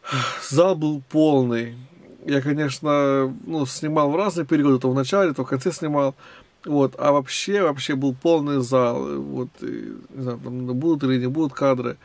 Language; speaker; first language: Russian; native; Russian